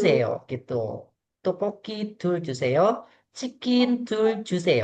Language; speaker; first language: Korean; non-native, fluent; Indonesian